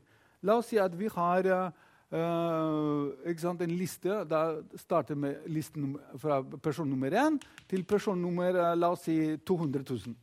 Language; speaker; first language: Norwegian; non-native, fluent; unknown